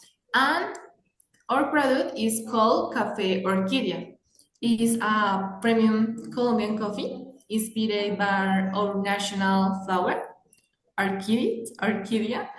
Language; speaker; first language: English; non-native, learner; Spanish